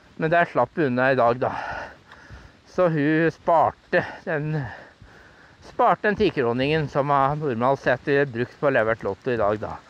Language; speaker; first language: Norwegian; native; Norwegian